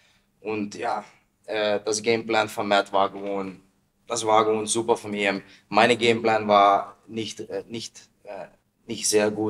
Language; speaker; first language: German; non-native, learner; Dutch